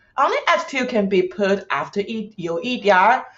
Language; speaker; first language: English; non-native, fluent; Chinese